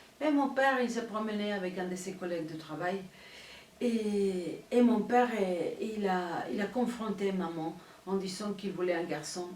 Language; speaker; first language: French; non-native, fluent; Spanish